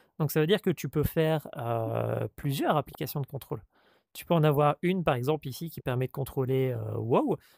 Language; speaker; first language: French; native; French